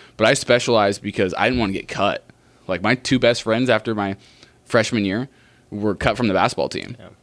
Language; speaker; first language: English; native; English